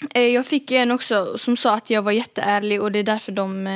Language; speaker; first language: Swedish; early bilingual, other home language; Arabic